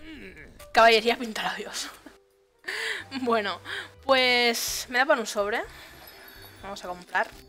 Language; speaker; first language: Spanish; native; Spanish